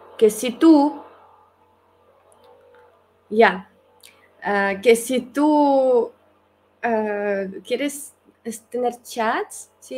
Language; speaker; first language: Spanish; non-native, fluent; Russian